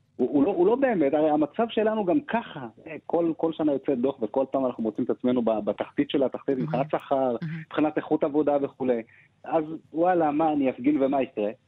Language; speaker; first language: Hebrew; early bilingual, other home language; Amharic